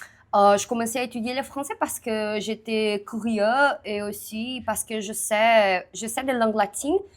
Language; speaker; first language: French; non-native, learner; Portuguese